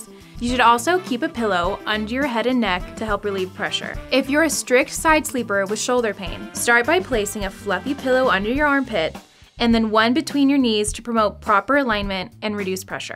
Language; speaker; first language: English; native; English